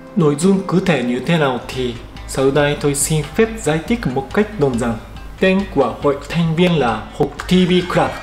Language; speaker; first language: Vietnamese; non-native, fluent; Japanese